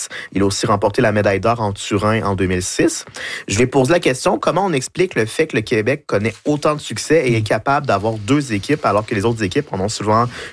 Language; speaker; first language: French; native; French